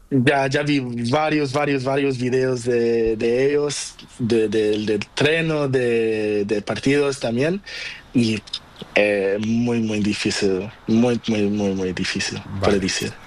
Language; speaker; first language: Spanish; non-native, learner; Portuguese